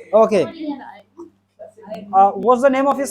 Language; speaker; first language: English; non-native, local second language; Bangla